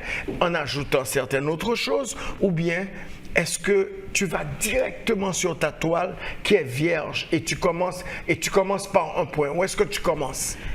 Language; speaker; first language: French; non-native, local second language; Haitian Creole